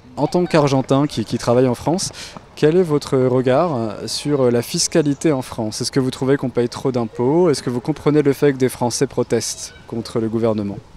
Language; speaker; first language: French; native; French